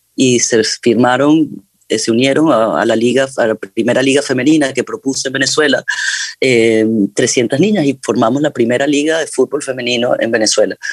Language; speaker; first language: Spanish; native; Spanish